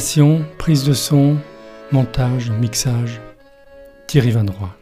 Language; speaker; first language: French; native; French